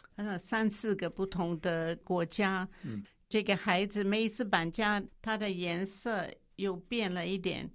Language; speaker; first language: Chinese; non-native, fluent; English